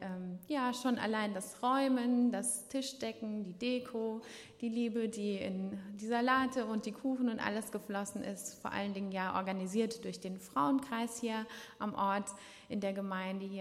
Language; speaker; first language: German; native; German